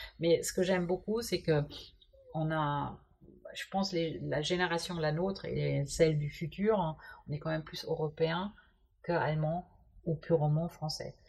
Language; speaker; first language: French; non-native, fluent; German